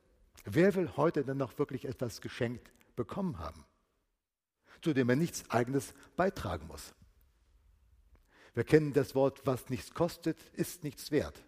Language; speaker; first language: German; native; German